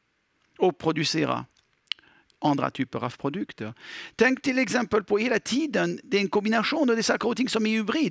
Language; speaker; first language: Swedish; non-native, fluent; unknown